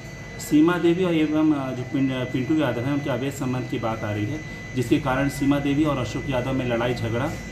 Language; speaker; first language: Hindi; native; Hindi